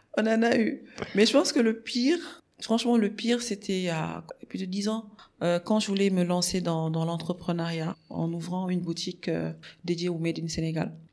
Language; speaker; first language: French; non-native, local second language; Wolof